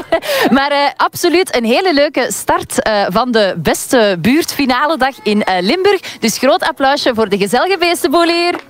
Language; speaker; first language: Dutch; native; Dutch